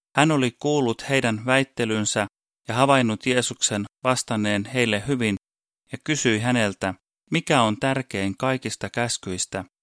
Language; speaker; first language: Finnish; early bilingual, heritage; Finnish